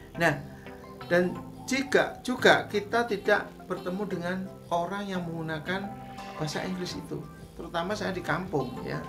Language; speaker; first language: Indonesian; non-native, local second language; Javanese